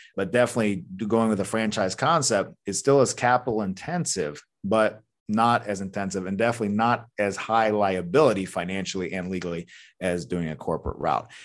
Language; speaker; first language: English; native; English